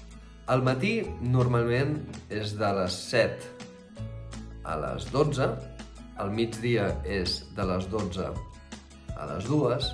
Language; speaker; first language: Catalan; non-native, fluent; Russian